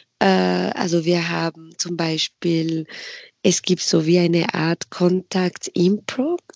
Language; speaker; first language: German; non-native, fluent; Spanish